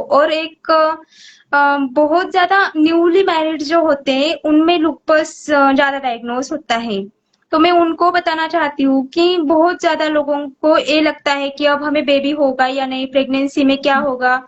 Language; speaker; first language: Hindi; native; Hindi